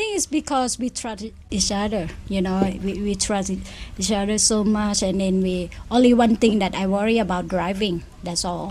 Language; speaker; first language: English; non-native, fluent; Thai